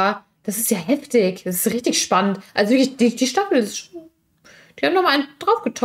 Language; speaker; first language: German; native; German